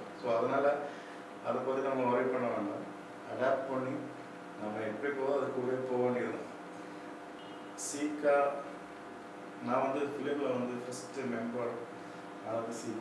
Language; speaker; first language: Tamil; non-native, local second language; Malayalam